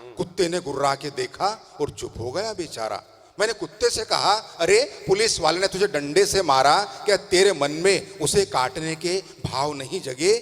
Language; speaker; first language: Hindi; non-native, local second language; Tamil